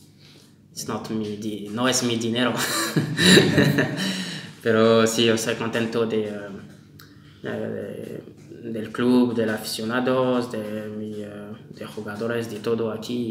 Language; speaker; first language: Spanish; non-native, learner; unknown